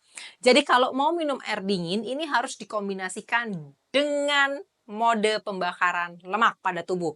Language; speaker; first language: Indonesian; native; Indonesian